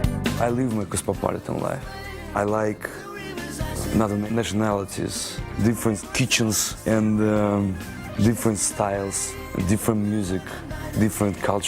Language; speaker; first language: English; non-native, learner; Russian